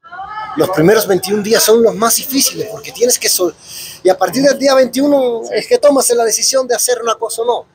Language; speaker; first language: Spanish; native; Spanish